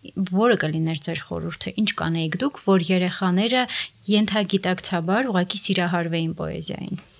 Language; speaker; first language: Armenian; native; Armenian